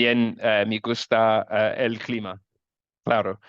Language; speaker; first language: Spanish; non-native, learner; English